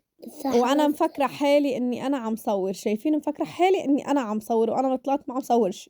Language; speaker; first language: Arabic; native; Arabic